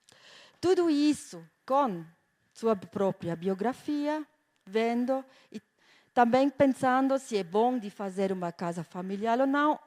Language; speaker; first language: Portuguese; non-native, fluent; German